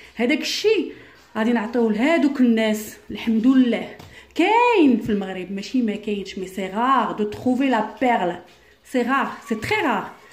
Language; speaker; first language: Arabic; early bilingual, heritage; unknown